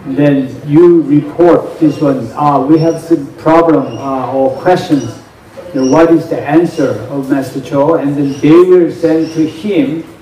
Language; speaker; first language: English; non-native, fluent; Korean